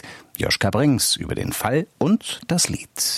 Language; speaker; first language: German; native; German